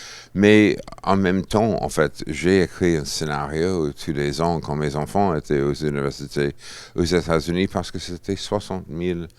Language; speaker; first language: French; non-native, fluent; English